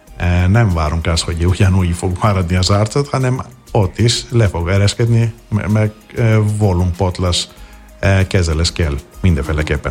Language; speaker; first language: Hungarian; non-native, fluent; Greek